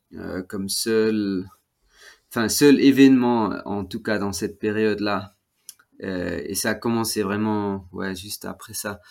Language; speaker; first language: French; non-native, fluent; Swiss German